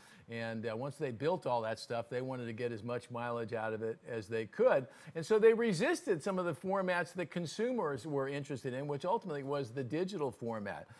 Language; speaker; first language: English; native; English